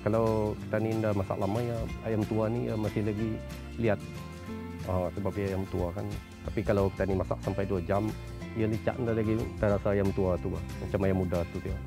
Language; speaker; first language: Malay; native; Malay